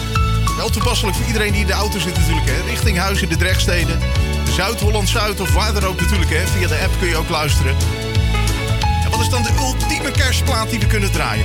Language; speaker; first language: Dutch; native; Dutch